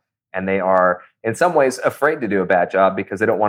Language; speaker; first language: English; native; English